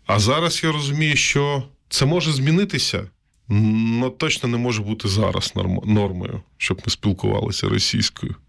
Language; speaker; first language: Ukrainian; non-native, local second language; Russian